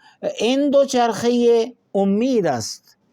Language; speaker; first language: Persian; non-native, fluent; Urdu